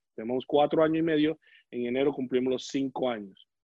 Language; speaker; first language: Spanish; native; Spanish